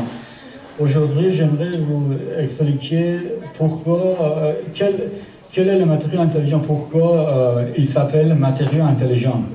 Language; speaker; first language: French; non-native, learner; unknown